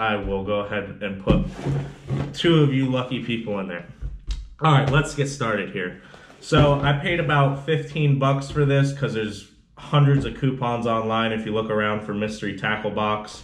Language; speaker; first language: English; native; English